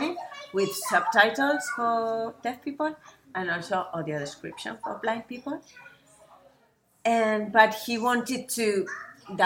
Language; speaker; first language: English; non-native, fluent; Spanish